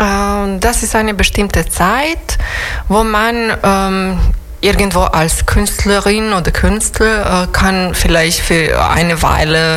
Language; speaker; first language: German; non-native, fluent; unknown